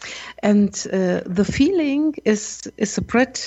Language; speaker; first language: English; non-native, learner; German